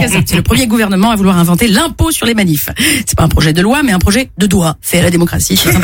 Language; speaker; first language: French; native; French